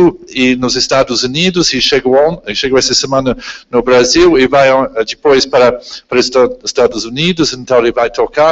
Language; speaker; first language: Portuguese; non-native, fluent; English